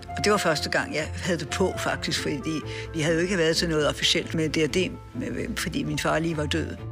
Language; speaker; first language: Danish; native; Danish